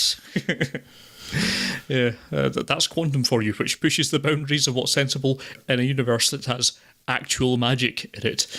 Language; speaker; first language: English; native; English